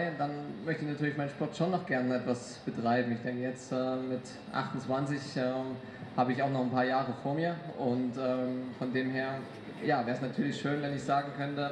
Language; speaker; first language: German; native; German